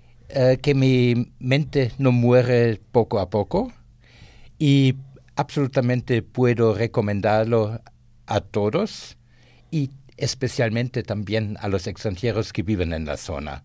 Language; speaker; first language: Spanish; non-native, fluent; German